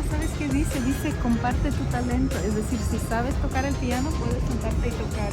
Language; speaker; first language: Spanish; non-native, fluent; Slovenian